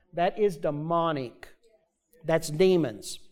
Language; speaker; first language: English; native; English